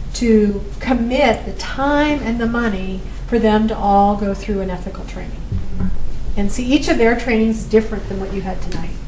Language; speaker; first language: English; native; English